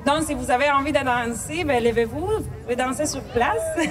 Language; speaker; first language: French; non-native, fluent; Spanish